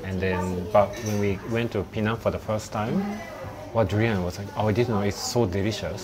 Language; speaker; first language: English; non-native, fluent; Japanese